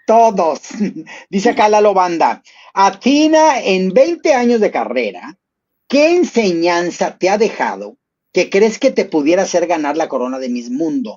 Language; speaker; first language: Spanish; native; Spanish